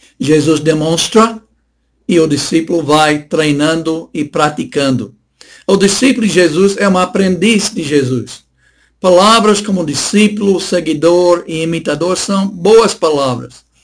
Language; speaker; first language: Portuguese; non-native, fluent; English